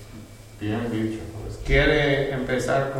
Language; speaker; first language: Spanish; non-native, learner; English